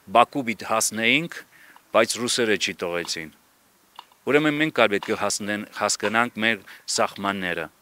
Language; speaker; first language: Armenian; early bilingual, heritage; Armenian